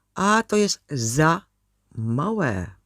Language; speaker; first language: Polish; non-native, learner; Dutch